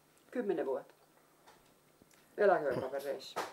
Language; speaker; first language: Finnish; native; Finnish